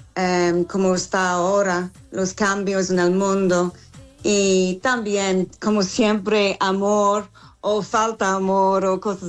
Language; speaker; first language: Spanish; non-native, fluent; English